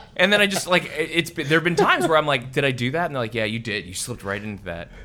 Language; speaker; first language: English; native; English